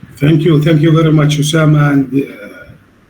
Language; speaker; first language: English; non-native, fluent; Arabic